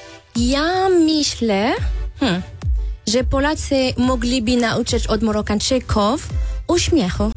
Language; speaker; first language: Polish; non-native, learner; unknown